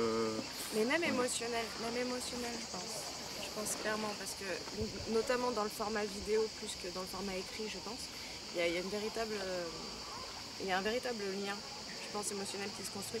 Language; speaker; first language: French; native; French